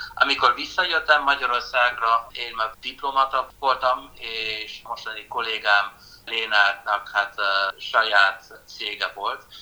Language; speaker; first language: Hungarian; non-native, fluent; Dutch